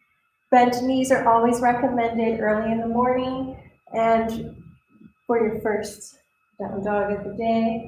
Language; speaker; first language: English; native; English